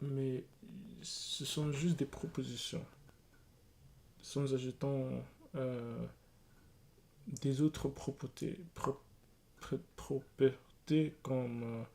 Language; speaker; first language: French; non-native, learner; English